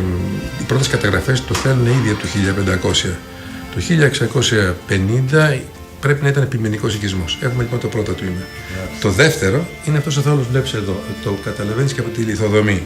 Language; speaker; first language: Greek; native; Greek